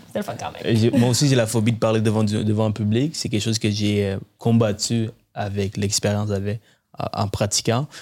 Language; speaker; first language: French; early bilingual, other home language; Tamil